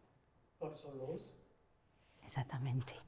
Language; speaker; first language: Spanish; non-native, learner; French